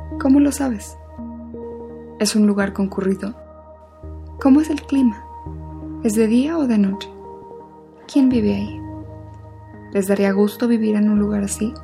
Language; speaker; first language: Spanish; native; Spanish